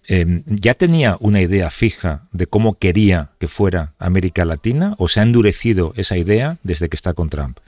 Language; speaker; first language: Spanish; native; Spanish